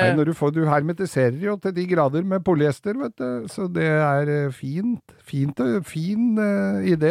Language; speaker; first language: Norwegian; native; Norwegian